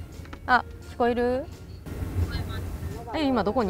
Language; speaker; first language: Japanese; native; Japanese